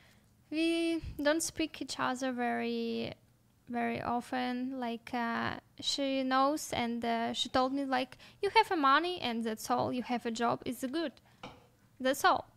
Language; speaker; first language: English; non-native, learner; Russian